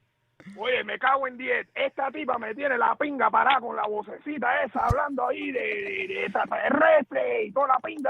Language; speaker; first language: Spanish; native; Spanish